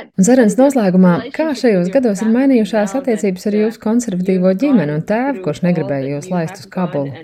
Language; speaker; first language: Latvian; native; Latvian